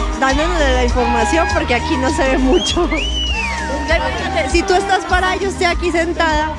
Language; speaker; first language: Spanish; native; Spanish